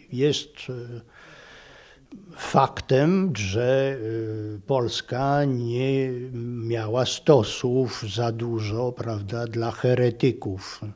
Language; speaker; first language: Polish; non-native, fluent; French